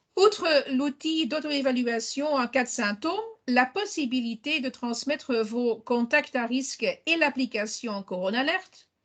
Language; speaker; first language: French; non-native, local second language; Dutch